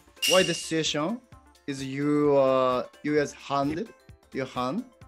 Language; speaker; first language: English; non-native, learner; Japanese